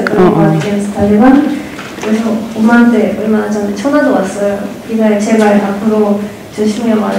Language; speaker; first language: Korean; non-native, fluent; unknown